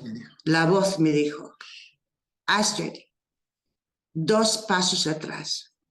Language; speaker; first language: Spanish; non-native, fluent; English